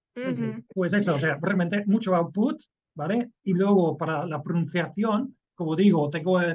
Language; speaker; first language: Spanish; non-native, fluent; English